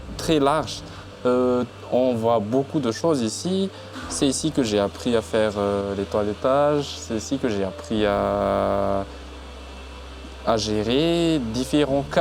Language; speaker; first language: French; non-native, local second language; Malagasy